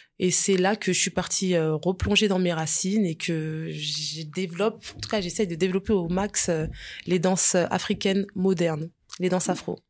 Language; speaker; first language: French; early bilingual, other home language; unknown